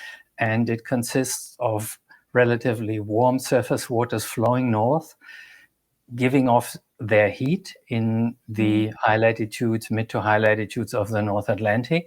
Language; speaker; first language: English; non-native, fluent; German